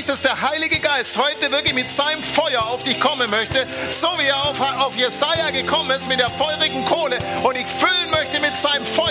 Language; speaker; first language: German; native; German